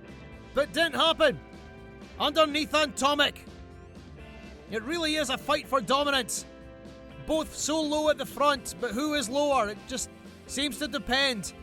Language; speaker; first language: English; native; English